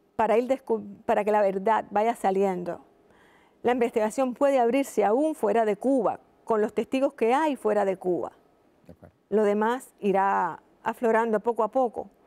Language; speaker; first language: Spanish; native; Spanish